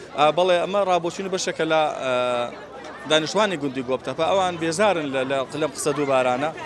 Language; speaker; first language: Central Kurdish; native; Central Kurdish